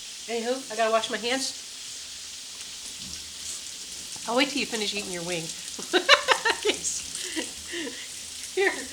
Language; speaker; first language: English; native; English